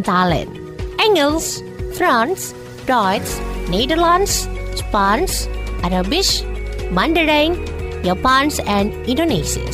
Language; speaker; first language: Dutch; non-native, fluent; Indonesian